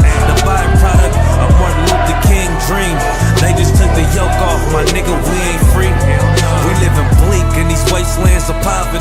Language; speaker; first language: English; native; English